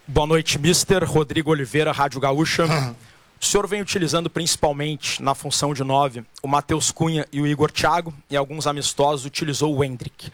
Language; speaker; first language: Portuguese; native; Portuguese